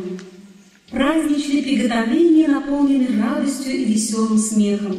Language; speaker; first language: Russian; native; Russian